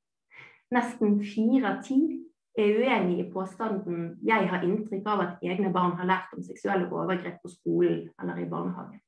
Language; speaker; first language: Norwegian; native; Norwegian